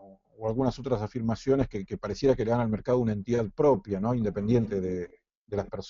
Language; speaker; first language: Spanish; native; Spanish